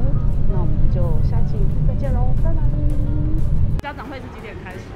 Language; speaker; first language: Chinese; native; Chinese